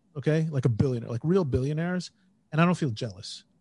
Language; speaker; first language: English; native; English